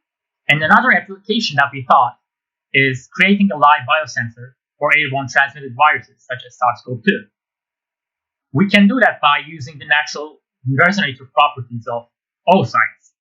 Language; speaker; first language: English; non-native, fluent; Turkish